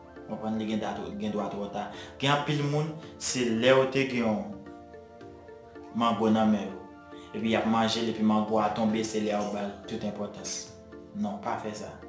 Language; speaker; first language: French; non-native, learner; Haitian Creole